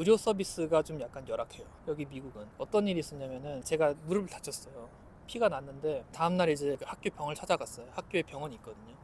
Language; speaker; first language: Korean; native; Korean